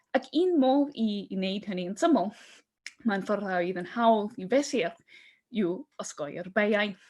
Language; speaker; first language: Welsh; non-native, fluent; English